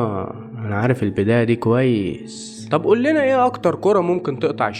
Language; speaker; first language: Arabic; native; Arabic